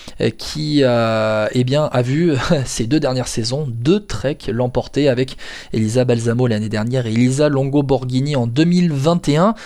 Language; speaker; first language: French; native; French